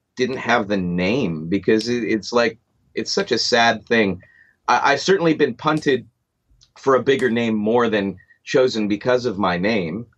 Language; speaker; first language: English; native; English